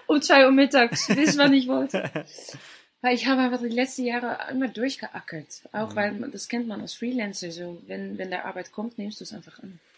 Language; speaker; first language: German; non-native, fluent; Dutch